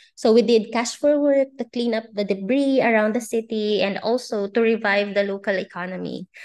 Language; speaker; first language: English; non-native, local second language; Bikol